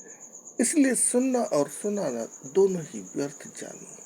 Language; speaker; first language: Hindi; native; Hindi